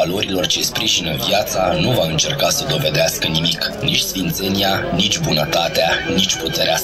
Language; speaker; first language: Romanian; native; Romanian